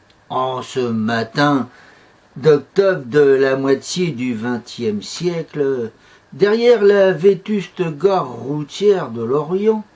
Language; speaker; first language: French; native; French